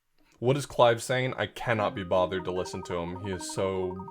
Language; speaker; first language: English; native; English